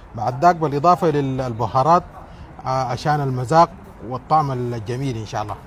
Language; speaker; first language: Arabic; native; Arabic